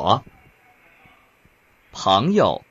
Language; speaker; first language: Chinese; non-native, learner; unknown